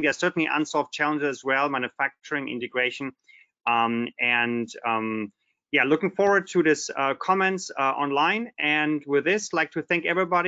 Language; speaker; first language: English; non-native, fluent; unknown